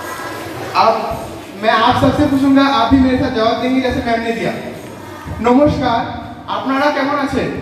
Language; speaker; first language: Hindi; non-native, local second language; Bangla